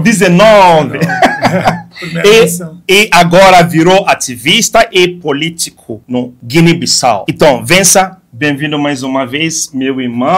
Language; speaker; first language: Portuguese; non-native, fluent; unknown